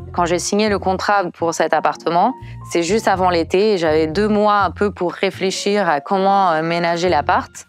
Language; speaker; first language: French; non-native, fluent; Portuguese